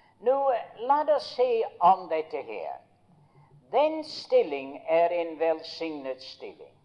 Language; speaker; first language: Norwegian; early bilingual, heritage; Norwegian